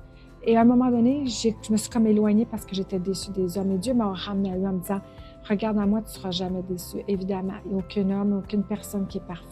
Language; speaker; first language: French; native; French